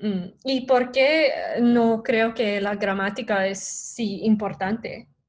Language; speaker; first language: Spanish; non-native, learner; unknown